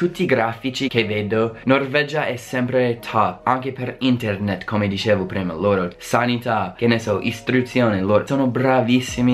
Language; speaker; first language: Italian; non-native, fluent; English